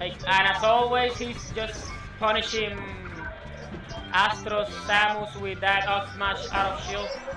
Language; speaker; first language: English; non-native, local second language; Spanish